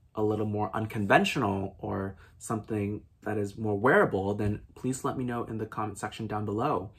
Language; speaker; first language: English; early bilingual, other home language; Vietnamese